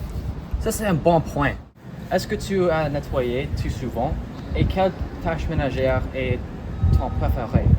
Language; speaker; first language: French; non-native, learner; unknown